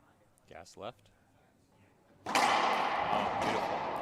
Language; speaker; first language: English; native; English